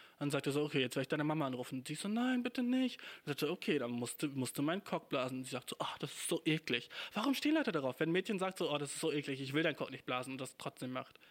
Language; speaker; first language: German; native; German